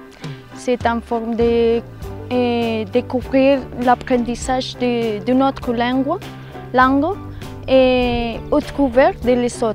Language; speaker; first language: French; non-native, learner; Spanish